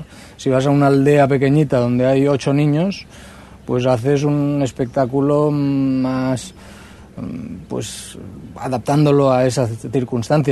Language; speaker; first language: Spanish; native; Spanish